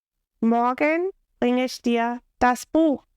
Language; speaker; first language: German; non-native, fluent; English